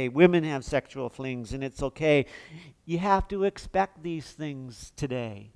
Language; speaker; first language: English; native; English